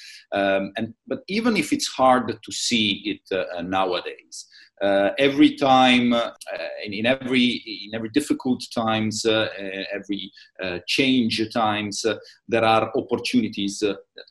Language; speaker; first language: English; non-native, fluent; Italian